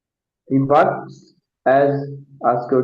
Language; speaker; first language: English; non-native, learner; Urdu